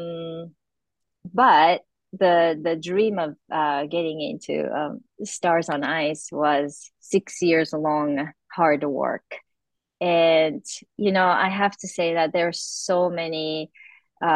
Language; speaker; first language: English; non-native, fluent; Japanese